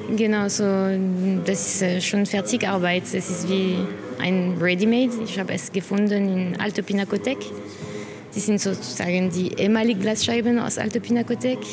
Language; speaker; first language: German; non-native, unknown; French